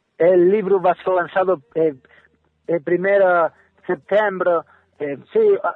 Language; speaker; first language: Portuguese; non-native, learner; Spanish